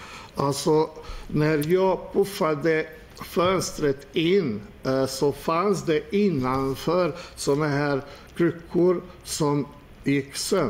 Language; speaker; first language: Swedish; non-native, fluent; Albanian